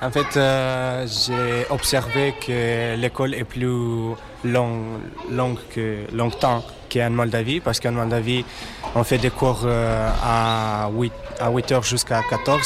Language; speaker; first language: French; non-native, learner; Romanian